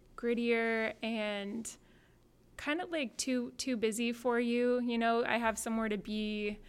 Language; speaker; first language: English; native; English